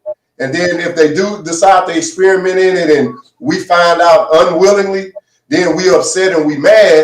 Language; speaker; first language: English; native; English